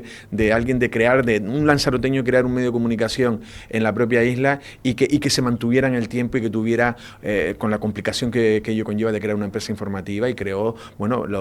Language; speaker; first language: Spanish; native; Spanish